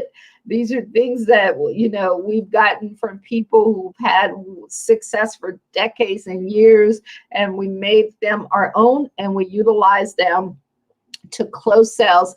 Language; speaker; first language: English; native; English